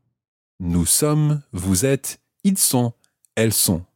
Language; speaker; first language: French; non-native, fluent; English